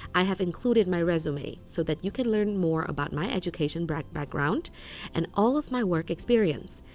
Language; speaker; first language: English; non-native, fluent; Vietnamese